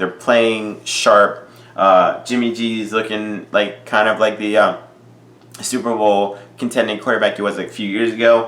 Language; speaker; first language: English; native; English